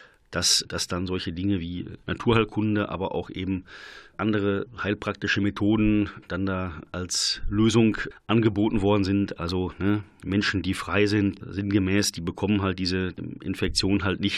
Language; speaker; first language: German; native; German